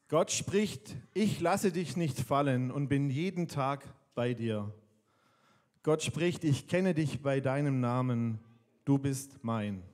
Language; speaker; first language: German; native; German